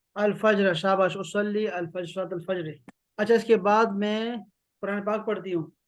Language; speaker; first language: Urdu; native; Urdu